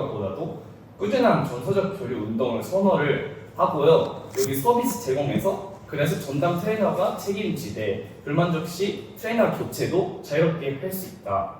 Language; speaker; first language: Korean; non-native, fluent; Japanese